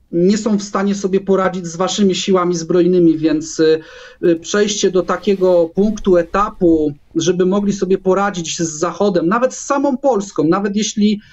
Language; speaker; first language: Polish; native; Polish